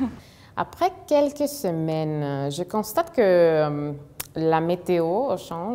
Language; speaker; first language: French; non-native, fluent; Spanish